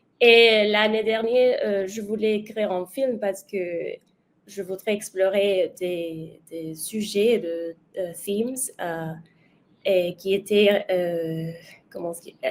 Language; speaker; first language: French; non-native, learner; Spanish